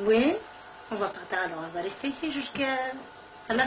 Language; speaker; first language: French; non-native, learner; Kabyle